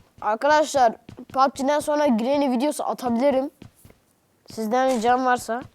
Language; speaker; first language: Turkish; native; Turkish